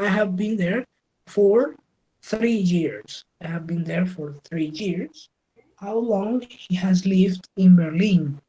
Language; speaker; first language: English; non-native, learner; Spanish